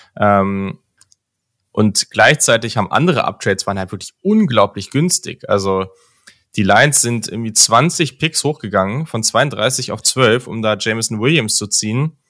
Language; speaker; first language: German; native; German